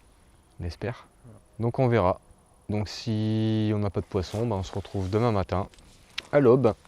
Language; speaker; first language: French; native; French